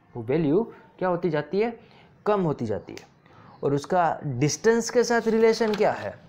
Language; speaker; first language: Hindi; non-native, local second language; Gujarati